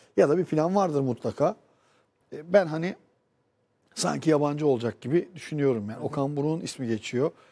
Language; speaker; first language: Turkish; native; Turkish